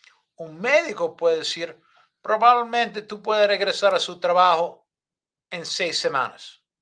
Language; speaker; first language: Spanish; non-native, learner; English